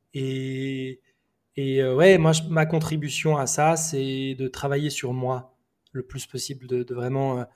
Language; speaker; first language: French; native; French